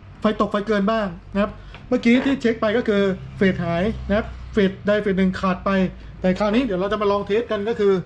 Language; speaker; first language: Thai; native; Thai